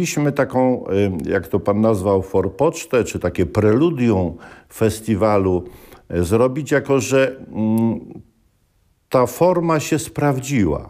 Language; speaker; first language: Polish; native; Polish